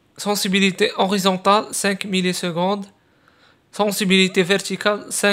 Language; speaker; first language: French; non-native, local second language; Arabic